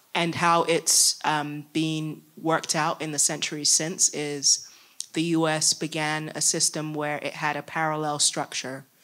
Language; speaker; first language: English; native; English